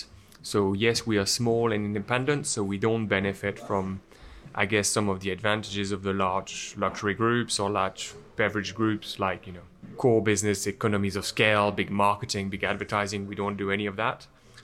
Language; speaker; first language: English; non-native, fluent; French